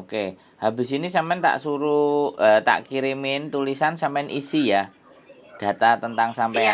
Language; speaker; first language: Indonesian; non-native, local second language; Javanese